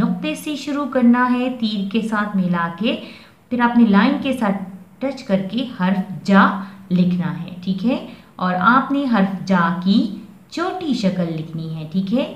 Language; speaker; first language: Urdu; non-native, local second language; Pashto